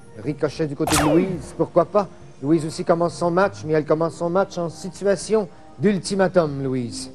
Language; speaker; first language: French; native; French